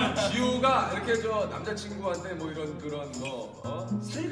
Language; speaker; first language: Korean; native; Korean